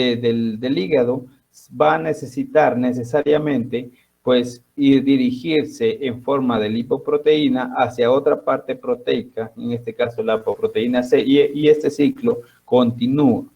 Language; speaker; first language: Spanish; native; Spanish